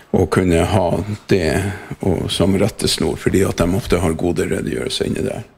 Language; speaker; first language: Norwegian; native; Norwegian